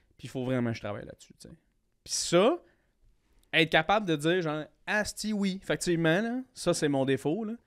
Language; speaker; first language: French; native; French